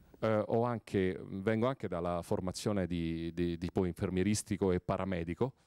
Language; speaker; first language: Italian; native; Italian